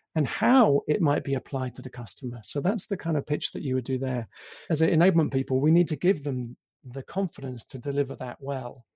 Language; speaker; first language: English; native; English